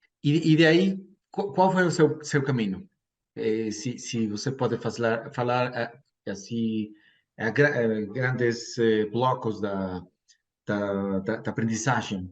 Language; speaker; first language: Portuguese; non-native, fluent; Spanish